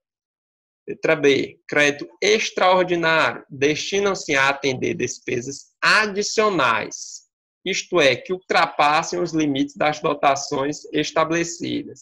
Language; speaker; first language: Portuguese; native; Portuguese